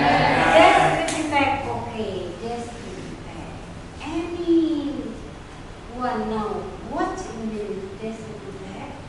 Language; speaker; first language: English; non-native, local second language; Indonesian